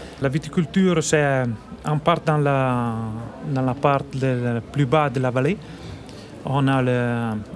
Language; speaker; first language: French; non-native, learner; Italian